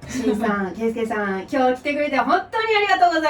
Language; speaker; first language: Japanese; non-native, fluent; English